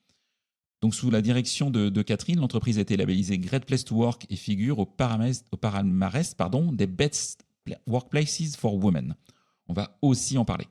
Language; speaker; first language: French; native; French